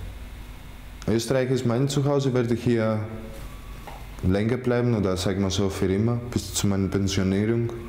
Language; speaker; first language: German; non-native, fluent; Greek